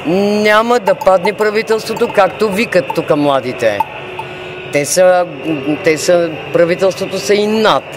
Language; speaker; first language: Bulgarian; native; Bulgarian